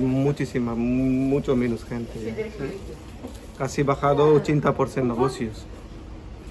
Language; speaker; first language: Spanish; non-native, learner; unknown